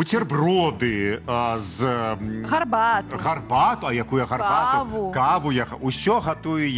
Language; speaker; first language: Belarusian; native; Belarusian